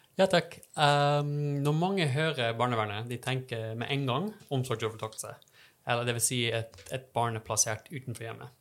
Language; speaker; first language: Norwegian; non-native, fluent; English